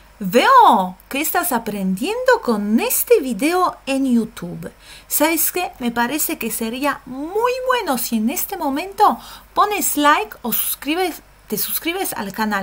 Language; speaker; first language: Spanish; non-native, fluent; Polish